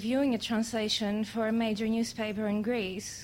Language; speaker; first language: English; non-native, fluent; Greek